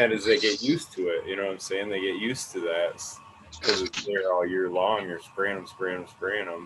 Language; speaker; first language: English; native; English